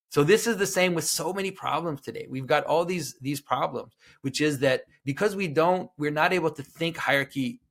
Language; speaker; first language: English; non-native, fluent; French